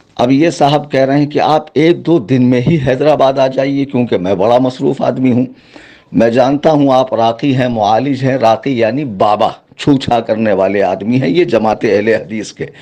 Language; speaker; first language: Urdu; native; Urdu